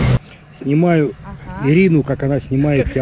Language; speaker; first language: Russian; native; Russian